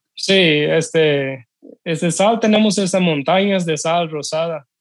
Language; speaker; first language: Spanish; non-native, learner; Urdu